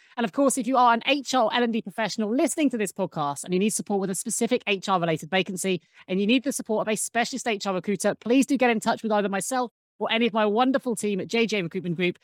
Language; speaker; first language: English; native; English